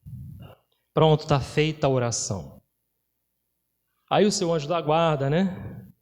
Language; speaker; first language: Portuguese; native; Portuguese